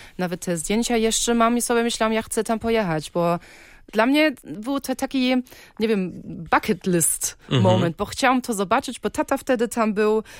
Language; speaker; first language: Polish; early bilingual, heritage; Polish